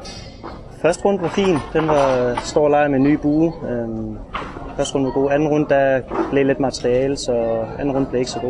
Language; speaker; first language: Danish; native; Danish